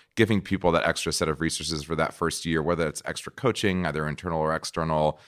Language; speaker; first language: English; non-native, fluent; Portuguese